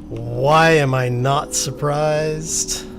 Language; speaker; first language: English; native; English